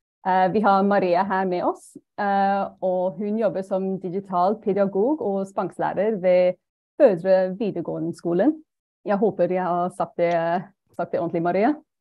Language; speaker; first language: Norwegian; non-native, fluent; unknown